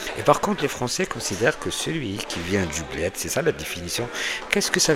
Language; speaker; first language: French; non-native, local second language; Arabic